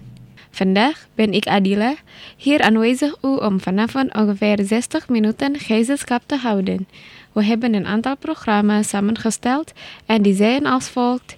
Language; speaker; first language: Dutch; non-native, learner; Indonesian